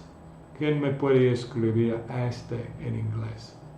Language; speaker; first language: Spanish; non-native, fluent; English